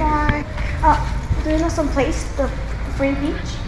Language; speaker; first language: English; non-native, learner; Korean